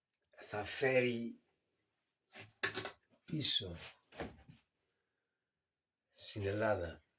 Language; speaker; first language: Greek; early bilingual, heritage; Greek